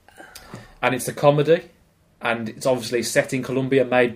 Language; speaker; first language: English; native; English